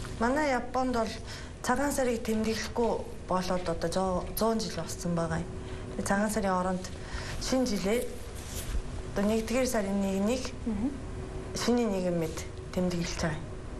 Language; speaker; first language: Mongolian; non-native, fluent; Japanese